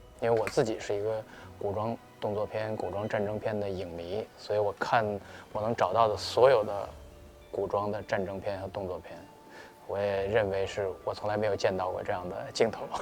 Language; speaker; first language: Chinese; native; Chinese